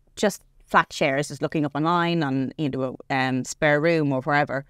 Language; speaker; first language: English; native; English